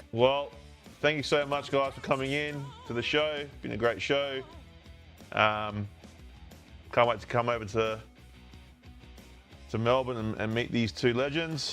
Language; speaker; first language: English; native; English